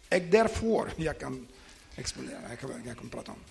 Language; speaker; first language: Swedish; non-native, learner; Ukrainian